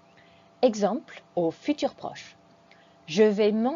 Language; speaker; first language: French; non-native, fluent; English